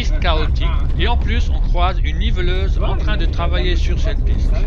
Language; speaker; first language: French; native; French